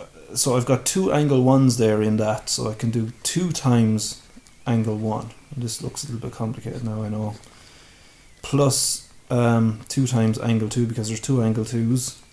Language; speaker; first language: English; native; English